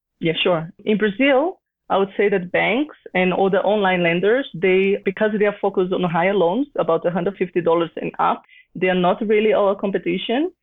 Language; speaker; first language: English; non-native, fluent; Portuguese